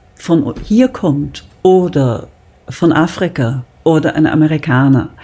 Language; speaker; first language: German; native; German